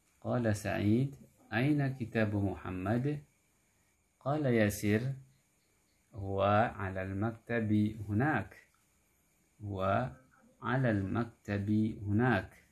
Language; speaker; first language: Arabic; non-native, fluent; Indonesian